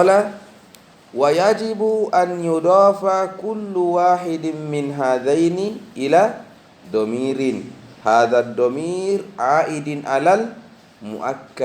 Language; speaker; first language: Arabic; non-native, fluent; Indonesian